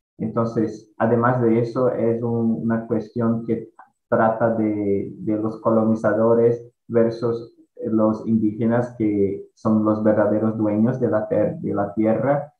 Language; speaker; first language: Spanish; non-native, fluent; Portuguese